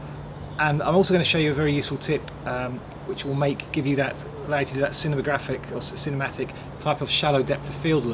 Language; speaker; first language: English; native; English